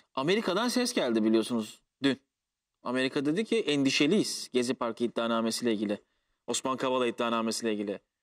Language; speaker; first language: Turkish; native; Turkish